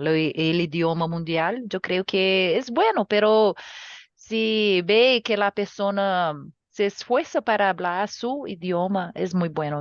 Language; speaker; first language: Spanish; non-native, learner; Portuguese